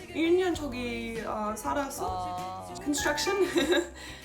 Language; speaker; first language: Korean; non-native, learner; English